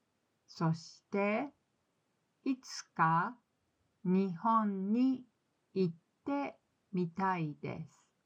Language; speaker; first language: Japanese; non-native, learner; English